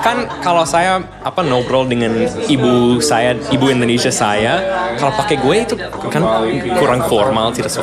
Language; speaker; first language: Indonesian; non-native, fluent; English